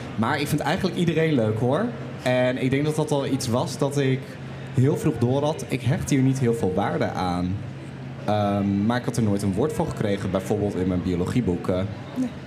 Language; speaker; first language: Dutch; native; Dutch